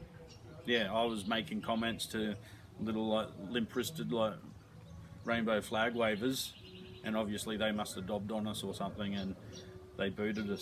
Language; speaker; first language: English; native; English